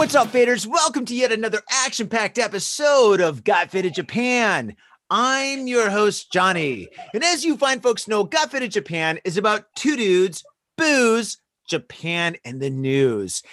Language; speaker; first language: English; native; English